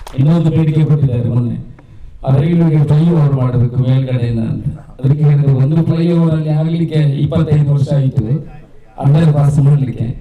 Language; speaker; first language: Kannada; non-native, local second language; Tulu